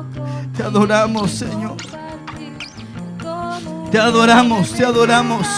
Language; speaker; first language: Spanish; native; Spanish